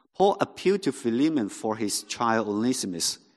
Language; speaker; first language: English; non-native, local second language; Cantonese